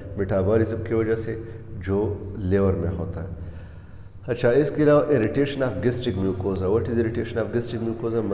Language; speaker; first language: Urdu; non-native, local second language; Pashto